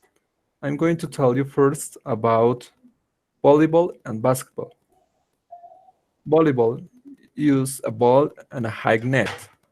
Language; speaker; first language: English; non-native, learner; Spanish